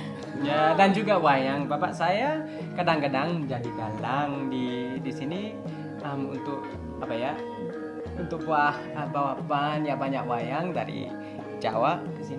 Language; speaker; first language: Indonesian; early bilingual, heritage; English